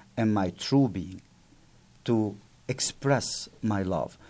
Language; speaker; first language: English; non-native, fluent; Arabic